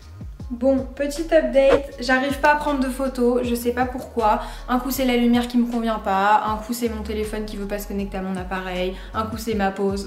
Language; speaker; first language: French; native; French